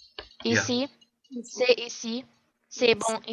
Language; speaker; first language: French; non-native, learner; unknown